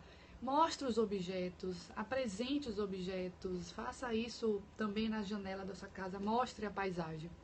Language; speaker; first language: Portuguese; native; Portuguese